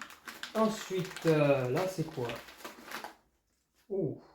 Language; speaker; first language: French; native; French